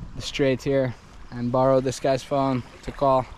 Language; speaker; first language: English; non-native, fluent; Finnish